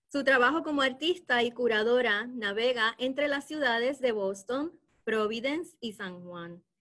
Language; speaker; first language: Spanish; native; Spanish